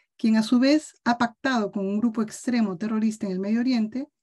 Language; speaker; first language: Spanish; native; Spanish